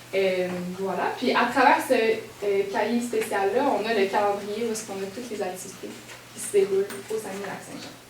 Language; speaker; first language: French; native; French